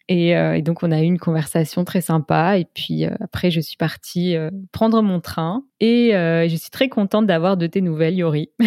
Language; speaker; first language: French; native; French